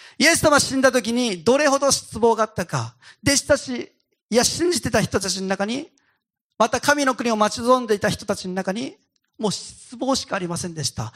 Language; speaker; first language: Japanese; native; Japanese